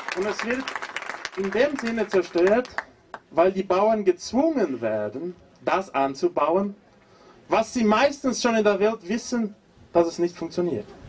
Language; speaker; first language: German; non-native, fluent; Portuguese